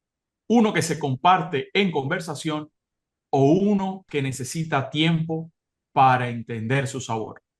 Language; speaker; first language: Spanish; native; Spanish